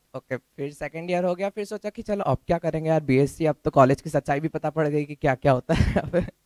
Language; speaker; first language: Hindi; native; Hindi